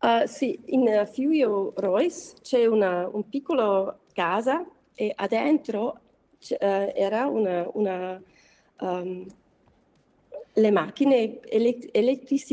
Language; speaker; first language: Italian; non-native, learner; German